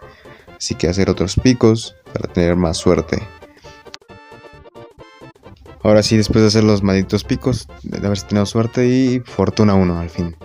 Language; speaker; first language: Spanish; native; Spanish